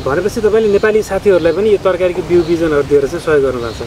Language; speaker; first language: Nepali; native; Nepali